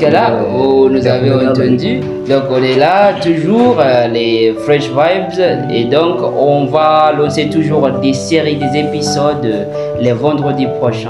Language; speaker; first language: French; non-native, fluent; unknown